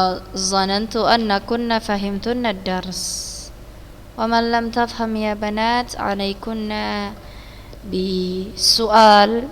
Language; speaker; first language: Arabic; non-native, fluent; Indonesian